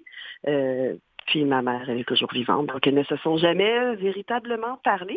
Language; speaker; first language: French; native; French